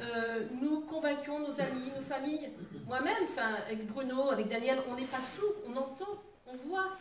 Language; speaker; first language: French; native; French